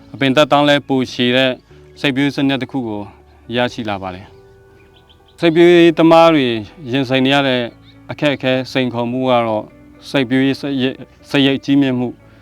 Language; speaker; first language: Burmese; native; Burmese